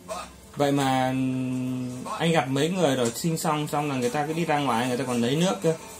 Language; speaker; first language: Vietnamese; native; Vietnamese